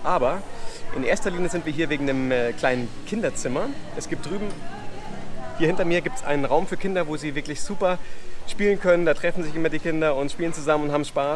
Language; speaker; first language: German; native; German